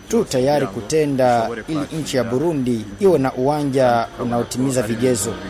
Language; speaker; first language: Swahili; non-native, local second language; Rundi